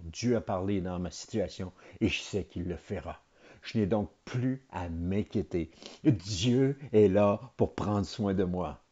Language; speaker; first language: French; native; French